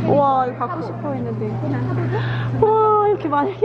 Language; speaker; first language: Korean; native; Korean